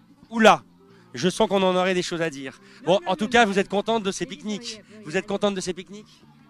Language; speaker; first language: French; native; French